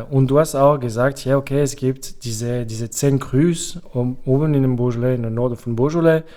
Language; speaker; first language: German; non-native, fluent; French